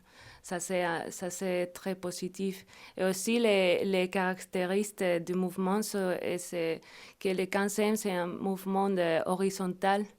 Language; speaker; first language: French; non-native, fluent; Spanish